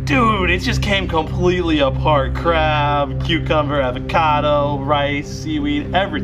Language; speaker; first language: English; native; English